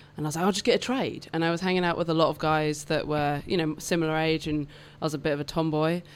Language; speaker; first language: English; native; English